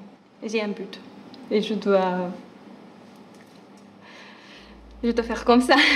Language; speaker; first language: French; non-native, fluent; Arabic